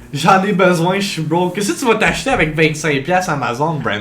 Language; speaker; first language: French; native; French